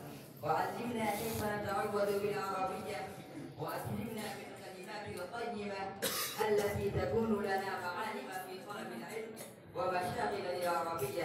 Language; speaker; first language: Arabic; non-native, learner; Urdu